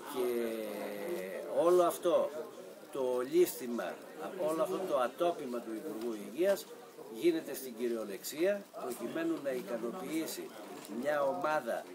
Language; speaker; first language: Greek; native; Greek